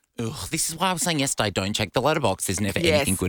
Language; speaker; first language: English; native; English